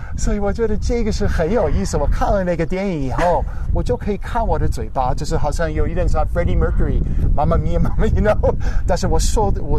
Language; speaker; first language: Chinese; non-native, fluent; English